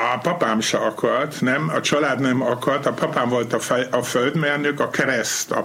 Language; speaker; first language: Hungarian; non-native, fluent; German